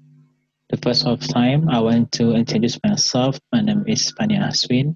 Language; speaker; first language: English; non-native, learner; Indonesian